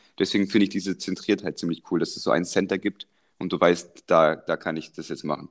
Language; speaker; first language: German; early bilingual, other home language; Croatian